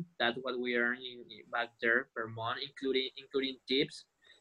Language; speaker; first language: English; non-native, fluent; Spanish